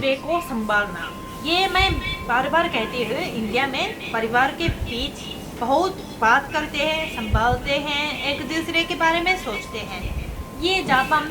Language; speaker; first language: Hindi; non-native, fluent; Japanese